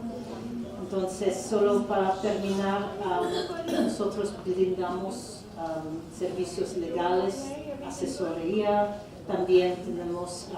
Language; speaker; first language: Spanish; non-native, fluent; English